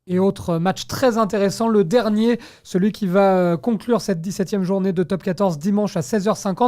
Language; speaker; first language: French; native; French